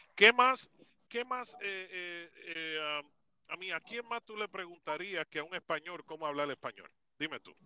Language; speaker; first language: Spanish; native; Spanish